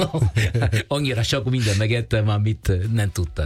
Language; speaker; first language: Hungarian; non-native, fluent; Italian